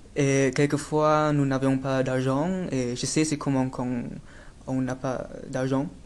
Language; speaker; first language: French; non-native, fluent; German